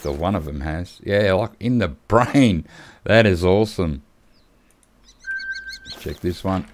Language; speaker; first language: English; native; English